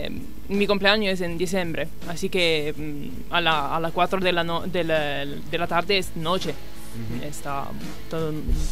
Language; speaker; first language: Spanish; non-native, learner; Italian